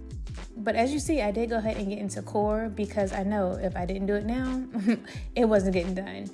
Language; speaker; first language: English; native; English